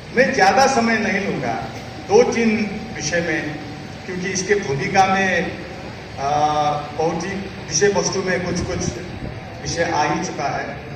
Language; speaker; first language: Hindi; non-native, fluent; Nepali